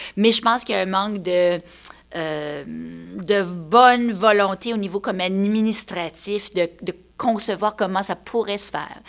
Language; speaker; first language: French; native; French